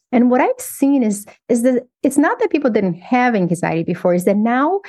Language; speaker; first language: English; non-native, fluent; Portuguese